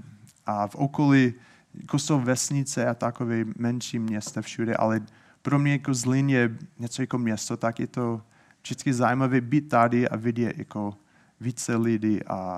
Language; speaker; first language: Czech; non-native, fluent; English